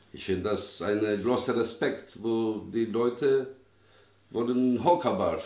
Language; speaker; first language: German; non-native, learner; Albanian